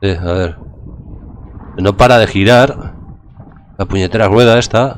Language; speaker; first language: Spanish; native; Spanish